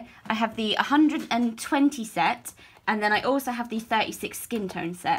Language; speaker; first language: English; native; English